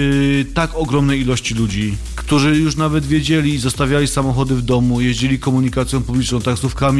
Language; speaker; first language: Polish; native; Polish